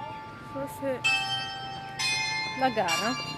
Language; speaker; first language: French; non-native, fluent; Arabic